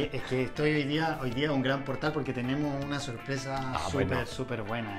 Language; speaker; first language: Spanish; native; Spanish